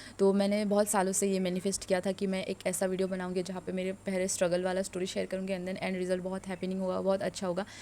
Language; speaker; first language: Hindi; non-native, local second language; Assamese